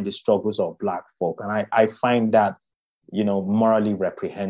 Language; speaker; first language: English; non-native, local second language; Yoruba